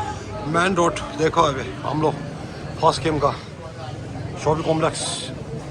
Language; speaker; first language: Hindi; non-native, local second language; Tibetan